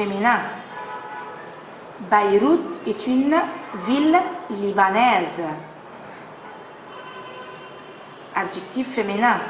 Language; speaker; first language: French; non-native, fluent; Arabic